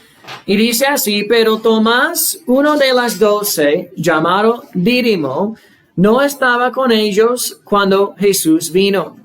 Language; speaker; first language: Spanish; non-native, fluent; English